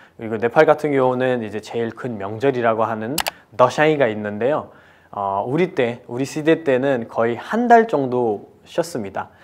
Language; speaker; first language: Korean; non-native, fluent; Nepali